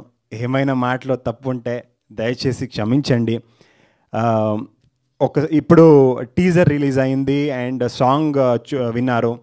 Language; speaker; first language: Telugu; non-native, learner; Kannada